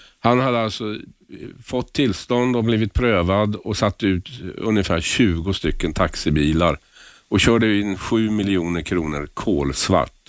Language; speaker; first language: Swedish; native; Swedish